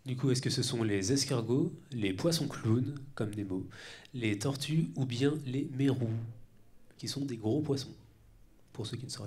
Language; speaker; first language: French; native; French